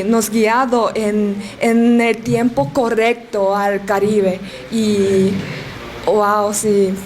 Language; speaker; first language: Spanish; non-native, learner; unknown